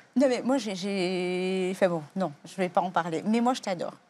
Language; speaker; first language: French; native; French